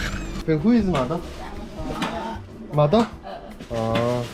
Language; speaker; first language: English; non-native, learner; Korean